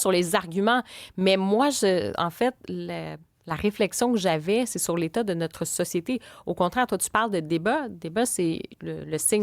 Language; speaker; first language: French; native; French